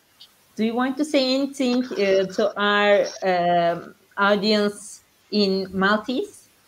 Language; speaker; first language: English; non-native, learner; Turkish